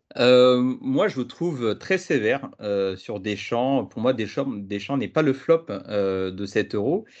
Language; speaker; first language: French; native; French